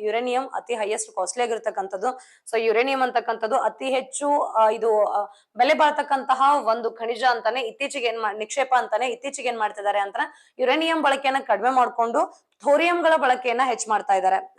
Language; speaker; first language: Kannada; native; Kannada